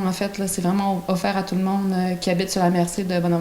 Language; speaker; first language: French; native; French